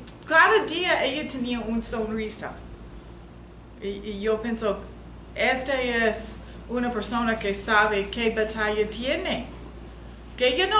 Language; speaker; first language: Spanish; non-native, learner; English